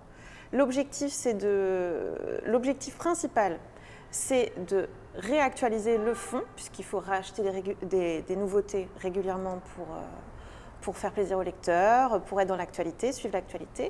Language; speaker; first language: French; native; French